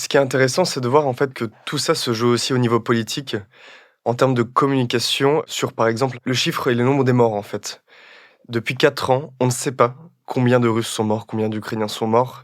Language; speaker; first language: French; native; French